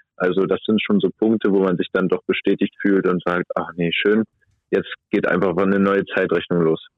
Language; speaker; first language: German; native; German